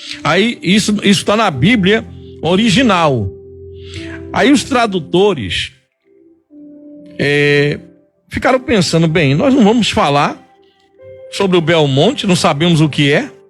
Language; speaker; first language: Portuguese; native; Portuguese